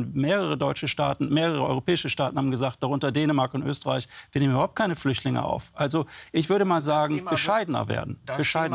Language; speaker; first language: German; native; German